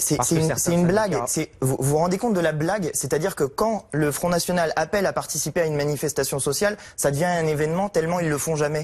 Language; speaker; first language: French; native; French